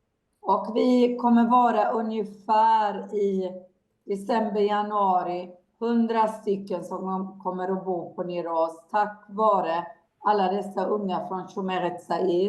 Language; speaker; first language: Swedish; non-native, fluent; Hebrew